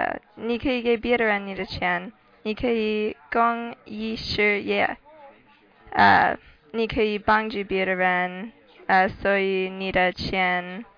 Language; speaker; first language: Chinese; non-native, learner; English